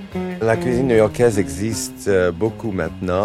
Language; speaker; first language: French; non-native, fluent; English